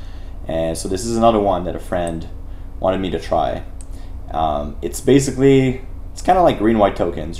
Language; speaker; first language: English; non-native, local second language; French